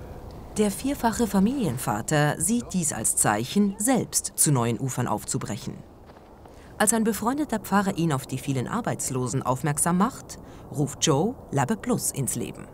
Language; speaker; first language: German; native; German